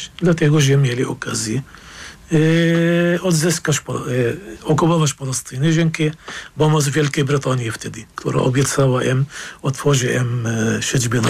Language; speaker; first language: Polish; non-native, fluent; Arabic